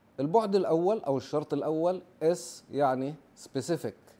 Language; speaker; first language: Arabic; native; Arabic